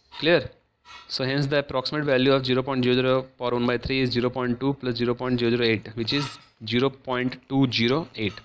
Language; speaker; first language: English; non-native, local second language; Hindi